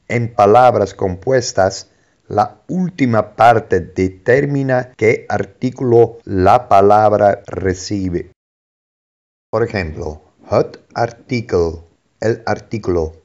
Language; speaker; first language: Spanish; non-native, fluent; Dutch